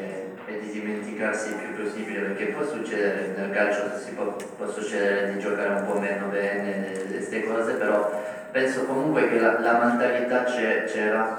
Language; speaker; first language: Italian; non-native, fluent; French